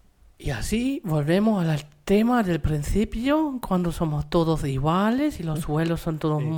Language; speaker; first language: Spanish; non-native, fluent; German